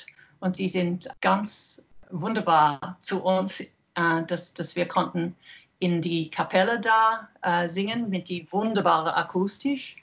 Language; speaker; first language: German; non-native, learner; English